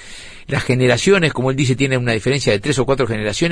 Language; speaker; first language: Spanish; native; Spanish